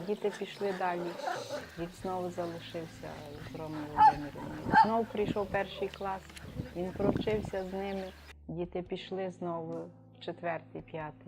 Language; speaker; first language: Ukrainian; native; Ukrainian